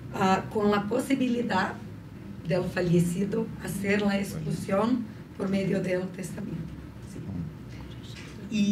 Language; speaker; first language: Spanish; non-native, fluent; Portuguese